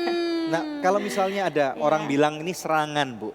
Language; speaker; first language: Indonesian; native; Indonesian